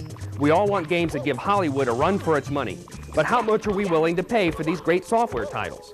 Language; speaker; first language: English; native; English